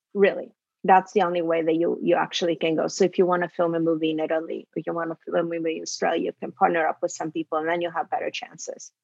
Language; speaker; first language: English; early bilingual, other home language; Italian